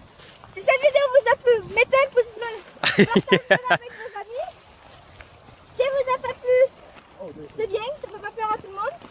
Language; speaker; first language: French; native; French